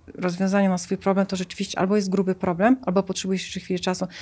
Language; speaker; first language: Polish; native; Polish